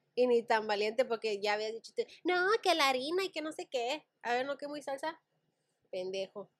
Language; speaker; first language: Spanish; early bilingual, heritage; Spanish